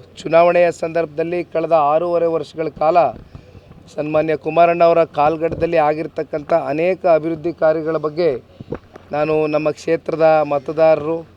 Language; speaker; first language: Kannada; native; Kannada